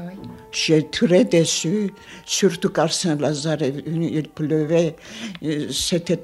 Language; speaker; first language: French; non-native, fluent; Armenian